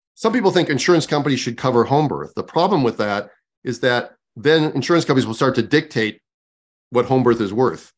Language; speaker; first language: English; native; English